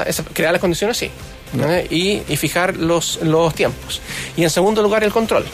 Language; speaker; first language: Spanish; native; Spanish